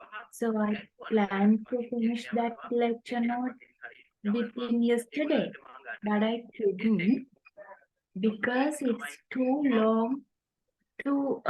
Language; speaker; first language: English; non-native, learner; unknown